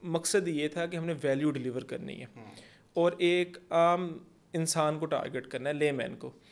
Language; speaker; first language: Urdu; non-native, local second language; Punjabi